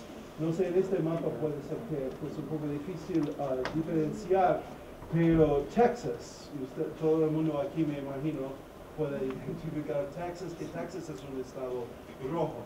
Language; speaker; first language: Spanish; non-native, fluent; English